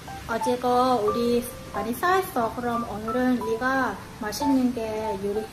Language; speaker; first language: Korean; non-native, learner; Vietnamese